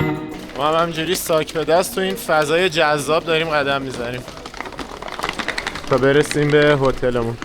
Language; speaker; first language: Persian; native; Persian